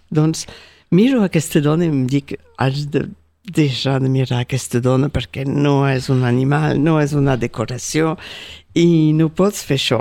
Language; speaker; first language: Catalan; non-native, local second language; French